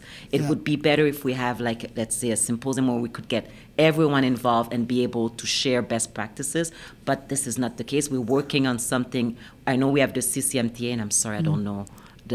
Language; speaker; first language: English; non-native, fluent; French